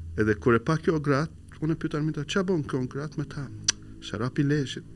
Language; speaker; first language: Albanian; non-native, learner; Arabic